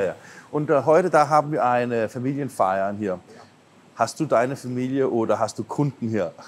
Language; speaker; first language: German; non-native, fluent; Danish